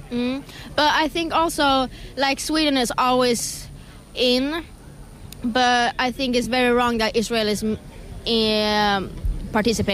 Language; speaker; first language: English; non-native, fluent; Swedish